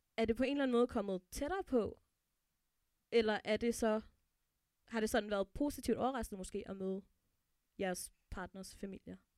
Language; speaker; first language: Danish; early bilingual, other home language; Arabic